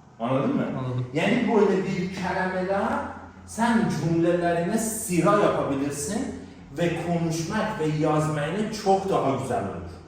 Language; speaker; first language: Turkish; non-native, learner; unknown